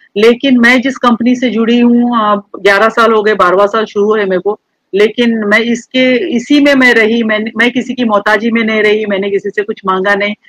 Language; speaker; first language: Hindi; native; Hindi